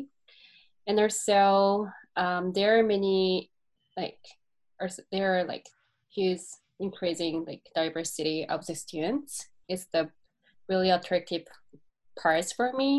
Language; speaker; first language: English; non-native, learner; Korean